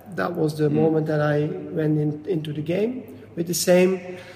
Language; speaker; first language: English; non-native, fluent; Dutch